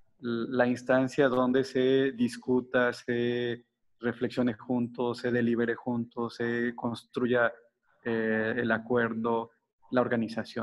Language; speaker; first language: Spanish; native; Spanish